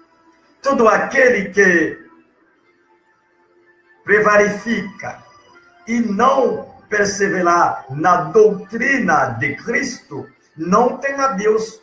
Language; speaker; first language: Portuguese; non-native, learner; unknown